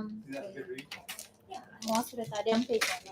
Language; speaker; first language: Japanese; non-native, learner; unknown